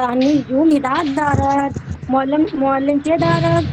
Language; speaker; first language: Persian; non-native, learner; Urdu